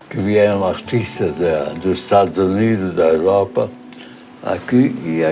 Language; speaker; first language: Portuguese; early bilingual, other home language; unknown